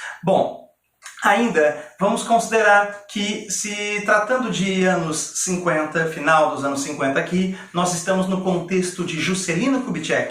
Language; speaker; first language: Portuguese; native; Portuguese